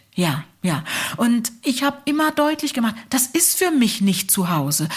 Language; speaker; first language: German; early bilingual, other home language; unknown